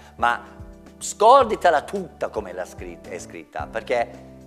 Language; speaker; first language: Italian; non-native, fluent; English